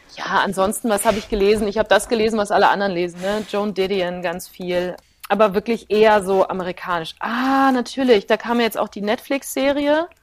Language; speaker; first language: German; early bilingual, other home language; Plautdietsch